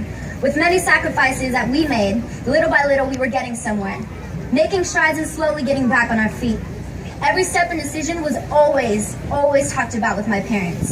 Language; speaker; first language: English; native; English